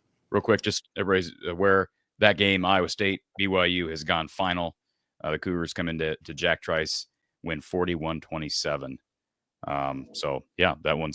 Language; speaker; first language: English; native; English